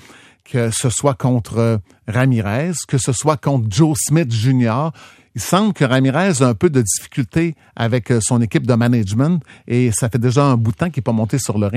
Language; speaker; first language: French; native; French